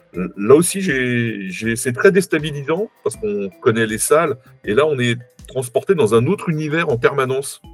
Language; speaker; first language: French; native; French